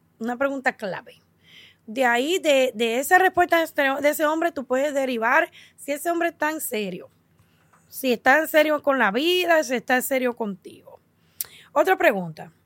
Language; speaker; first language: Spanish; early bilingual, heritage; Spanish